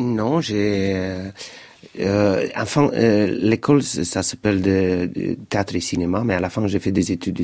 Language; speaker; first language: French; non-native, fluent; Romanian